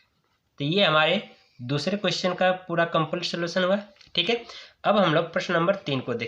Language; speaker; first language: Hindi; native; Hindi